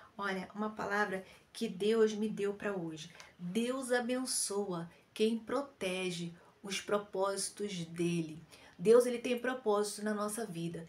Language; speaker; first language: Portuguese; native; Portuguese